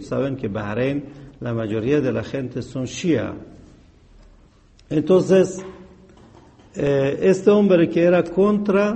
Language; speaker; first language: Spanish; non-native, fluent; Persian